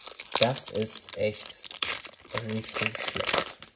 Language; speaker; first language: German; native; German